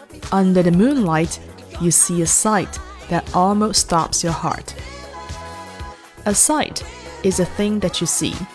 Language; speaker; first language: English; non-native, fluent; Chinese